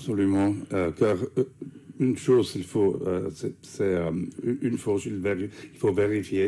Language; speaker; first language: French; non-native, fluent; English